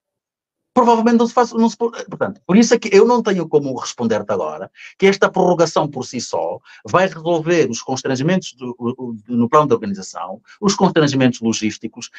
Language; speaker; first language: Portuguese; native; Portuguese